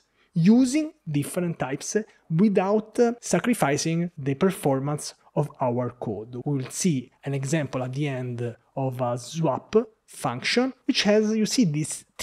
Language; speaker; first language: English; non-native, fluent; Italian